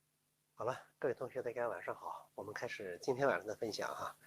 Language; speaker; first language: Chinese; native; Chinese